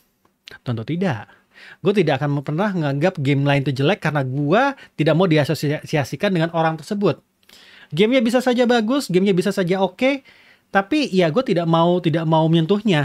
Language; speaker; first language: Indonesian; native; Indonesian